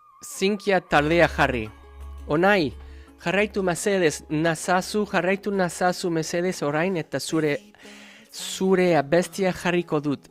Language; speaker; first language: Basque; non-native, learner; English